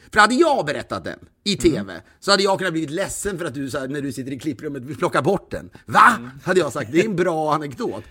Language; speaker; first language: Swedish; native; Swedish